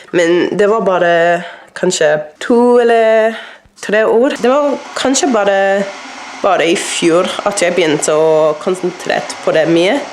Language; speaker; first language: Norwegian; non-native, learner; English